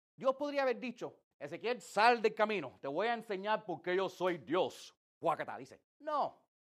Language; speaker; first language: Spanish; early bilingual, heritage; English